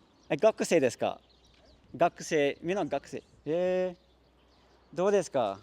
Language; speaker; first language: Japanese; non-native, learner; English